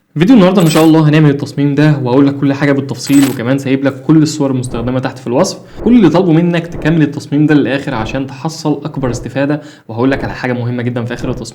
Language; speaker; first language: Arabic; native; Arabic